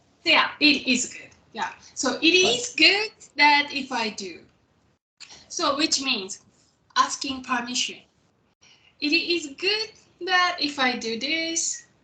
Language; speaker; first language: English; non-native, fluent; Japanese